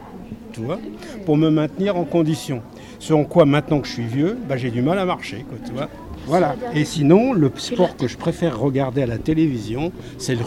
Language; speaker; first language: French; native; French